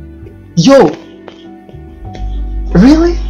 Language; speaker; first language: English; non-native, learner; Indonesian